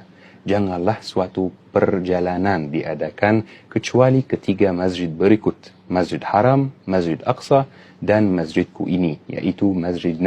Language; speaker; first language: Indonesian; non-native, fluent; Arabic